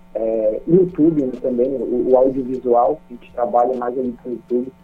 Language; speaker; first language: Portuguese; native; Portuguese